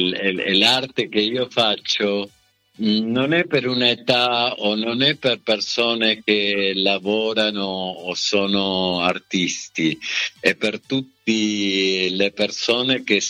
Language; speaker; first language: Italian; non-native, fluent; Spanish